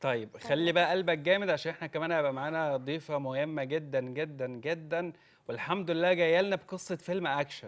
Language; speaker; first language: Arabic; native; Arabic